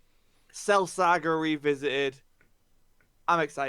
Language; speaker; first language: English; native; English